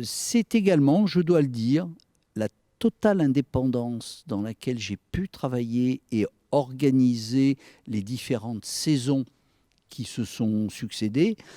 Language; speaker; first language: French; native; French